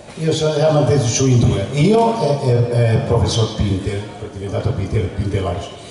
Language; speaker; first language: Italian; non-native, fluent; Hungarian